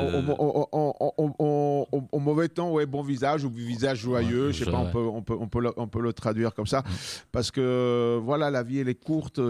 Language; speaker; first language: French; early bilingual, other home language; Spanish